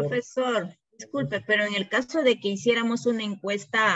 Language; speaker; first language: Spanish; native; Spanish